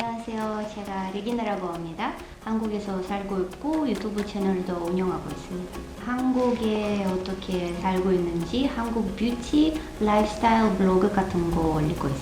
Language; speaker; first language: Korean; non-native, fluent; Russian